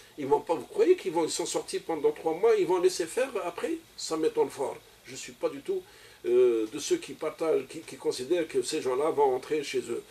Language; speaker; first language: French; non-native, local second language; Arabic